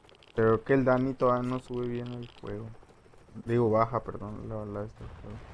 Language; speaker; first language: Spanish; native; Spanish